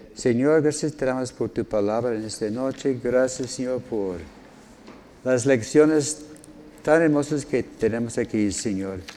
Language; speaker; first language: Spanish; non-native, fluent; English